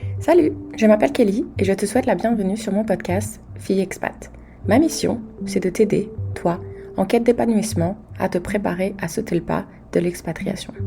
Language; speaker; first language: French; native; French